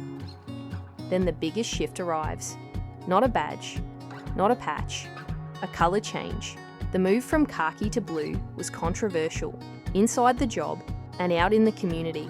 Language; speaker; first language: English; native; English